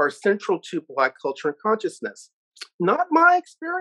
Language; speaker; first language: English; native; English